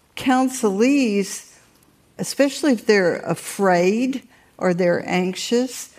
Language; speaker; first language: English; native; English